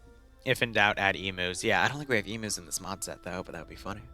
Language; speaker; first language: English; native; English